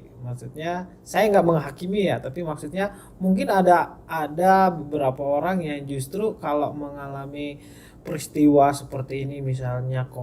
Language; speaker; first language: Indonesian; native; Indonesian